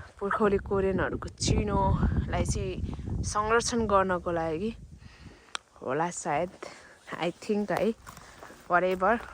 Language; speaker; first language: Nepali; native; Nepali